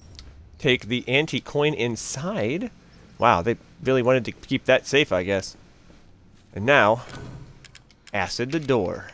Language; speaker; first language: English; native; English